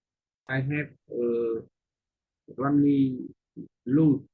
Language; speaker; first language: English; non-native, learner; Vietnamese